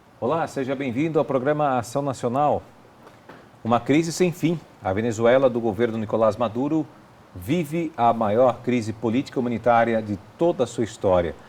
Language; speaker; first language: Portuguese; native; Portuguese